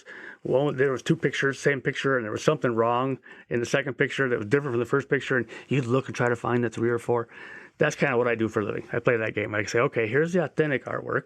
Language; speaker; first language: English; native; English